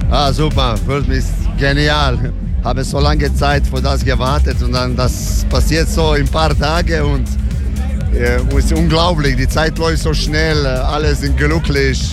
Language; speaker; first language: German; non-native, learner; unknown